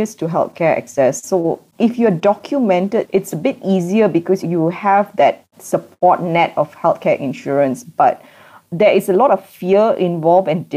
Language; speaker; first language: English; non-native, local second language; Tamil